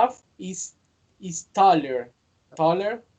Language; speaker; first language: English; non-native, fluent; Spanish